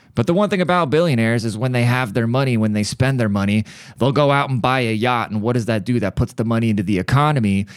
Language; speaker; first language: English; early bilingual, other home language; German